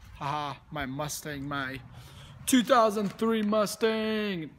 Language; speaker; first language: English; early bilingual, other home language; Russian